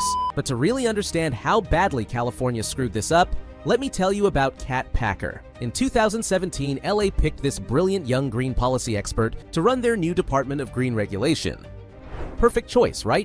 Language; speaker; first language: English; native; English